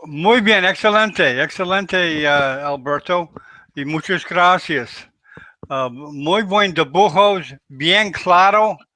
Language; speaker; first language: Spanish; non-native, learner; English